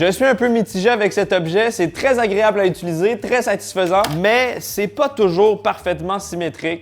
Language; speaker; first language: French; native; French